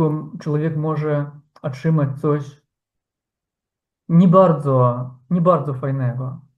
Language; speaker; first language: Polish; non-native, fluent; Ukrainian